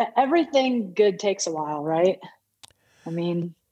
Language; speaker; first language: English; native; English